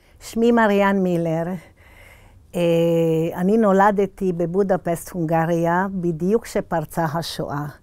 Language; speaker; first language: Hebrew; early bilingual, other home language; Hungarian